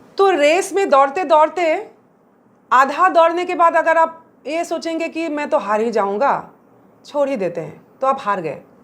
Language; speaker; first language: Hindi; non-native, local second language; Assamese